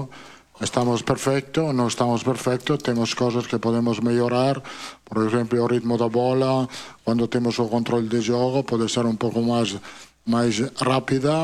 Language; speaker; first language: Portuguese; non-native, fluent; Italian